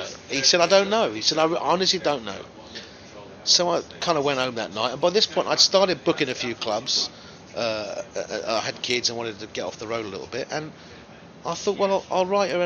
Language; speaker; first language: English; native; English